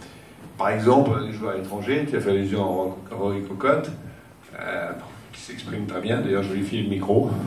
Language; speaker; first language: French; native; French